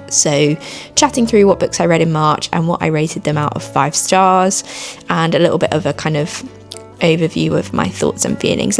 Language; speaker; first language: English; native; English